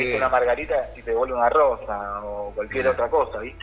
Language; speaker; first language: Spanish; native; Spanish